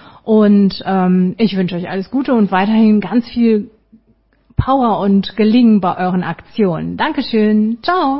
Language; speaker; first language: German; native; German